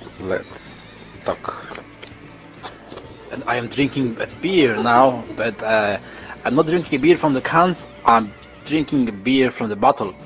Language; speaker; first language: English; non-native, learner; Polish